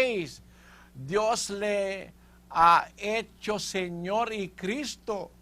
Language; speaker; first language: Spanish; non-native, fluent; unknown